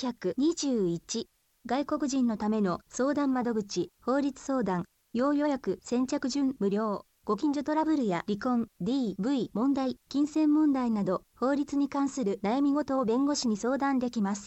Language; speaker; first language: Japanese; native; Japanese